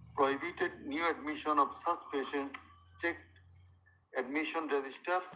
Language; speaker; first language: English; non-native, local second language; Bangla